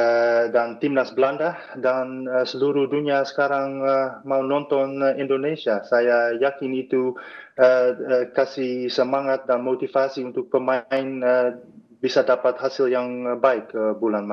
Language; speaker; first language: Indonesian; non-native, fluent; Dutch